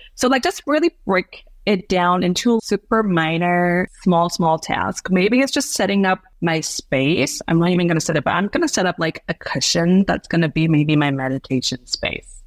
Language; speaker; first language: English; non-native, local second language; Cantonese